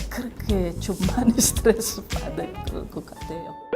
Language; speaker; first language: Korean; non-native, learner; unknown